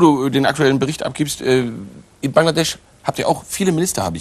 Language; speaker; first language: German; native; German